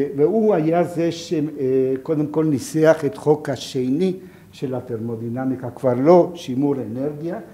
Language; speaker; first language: Hebrew; non-native, fluent; Yiddish